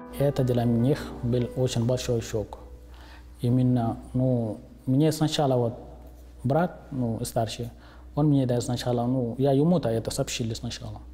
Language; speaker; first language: Russian; non-native, fluent; Arabic